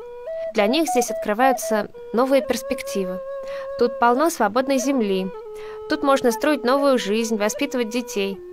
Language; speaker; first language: Russian; native; Russian